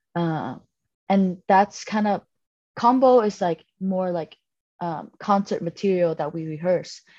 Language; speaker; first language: English; non-native, fluent; Vietnamese